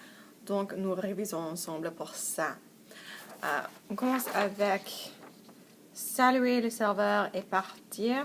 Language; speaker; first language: French; non-native, fluent; English